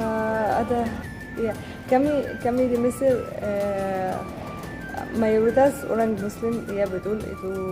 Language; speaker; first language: Indonesian; non-native, fluent; Arabic